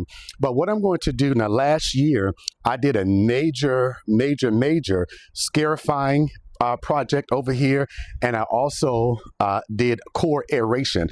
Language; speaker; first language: English; native; English